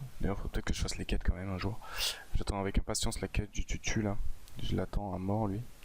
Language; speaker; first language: French; native; French